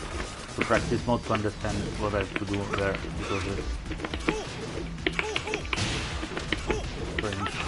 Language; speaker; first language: English; non-native, learner; Italian